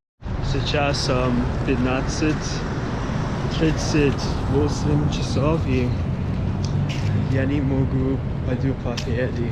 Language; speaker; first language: Russian; non-native, learner; English